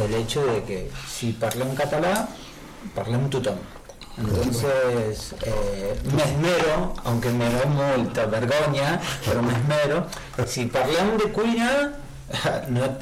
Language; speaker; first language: Catalan; non-native, learner; Spanish